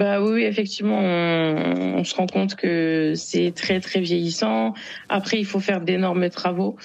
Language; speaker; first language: French; native; French